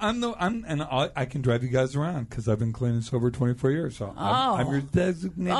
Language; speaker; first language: English; native; English